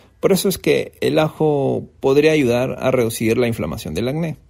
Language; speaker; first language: Spanish; native; Spanish